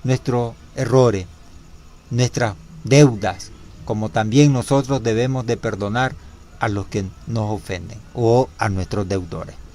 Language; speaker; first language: Spanish; native; Spanish